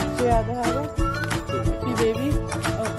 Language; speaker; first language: Arabic; non-native, learner; Filipino